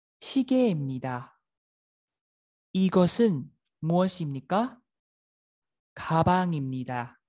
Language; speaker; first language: Korean; non-native, fluent; Vietnamese